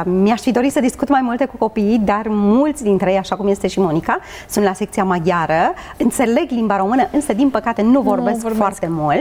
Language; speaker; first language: Romanian; native; Romanian